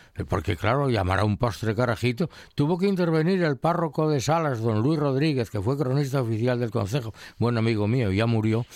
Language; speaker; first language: Spanish; native; Spanish